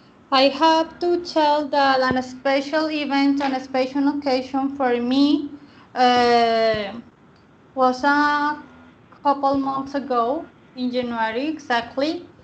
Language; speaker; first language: English; non-native, learner; Spanish